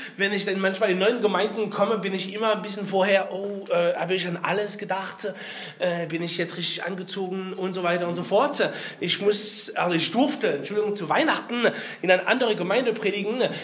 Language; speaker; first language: German; non-native, fluent; French